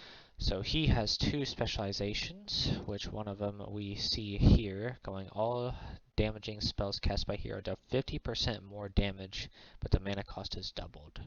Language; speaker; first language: English; native; English